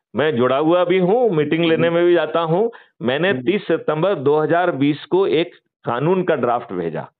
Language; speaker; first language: Hindi; native; Hindi